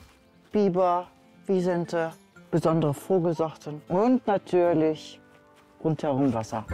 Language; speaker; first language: German; native; German